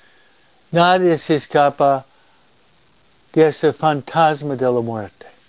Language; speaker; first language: Spanish; non-native, fluent; English